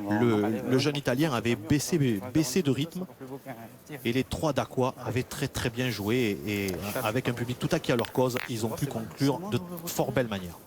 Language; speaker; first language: French; native; French